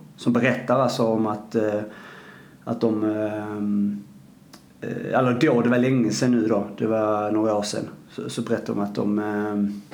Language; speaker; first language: Swedish; native; Swedish